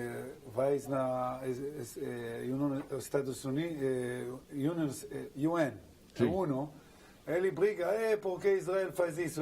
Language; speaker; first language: Portuguese; non-native, learner; Hebrew